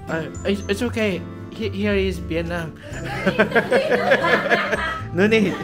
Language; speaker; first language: English; non-native, learner; Korean